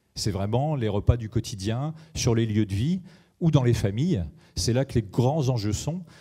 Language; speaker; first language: French; native; French